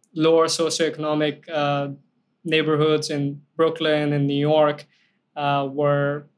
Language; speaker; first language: English; non-native, local second language; Hindi